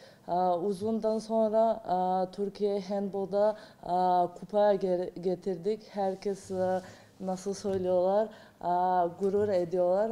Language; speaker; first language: Turkish; non-native, learner; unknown